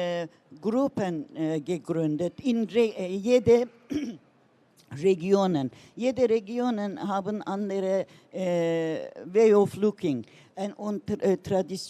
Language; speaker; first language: German; non-native, learner; Turkish